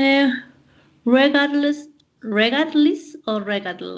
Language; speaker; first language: English; non-native, learner; Spanish